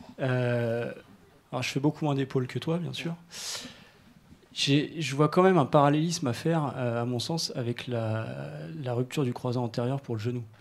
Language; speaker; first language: French; native; French